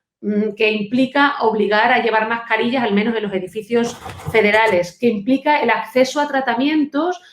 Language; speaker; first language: Spanish; native; Spanish